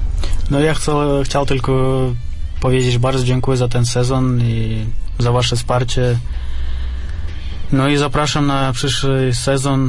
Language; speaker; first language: Polish; non-native, fluent; Russian